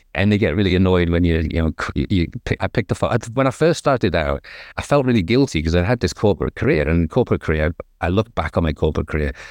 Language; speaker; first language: English; native; English